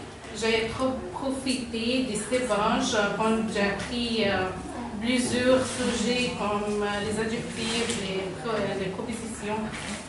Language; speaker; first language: French; non-native, learner; Arabic